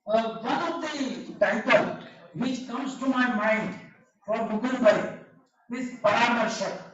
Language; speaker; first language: English; non-native, local second language; Gujarati